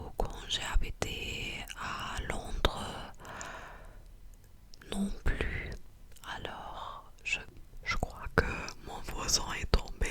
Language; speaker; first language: French; non-native, fluent; English